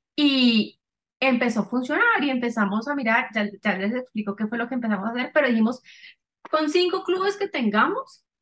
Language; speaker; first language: Spanish; native; Spanish